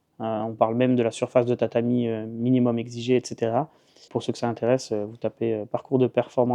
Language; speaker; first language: French; native; French